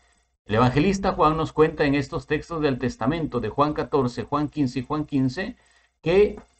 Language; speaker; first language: Spanish; native; Spanish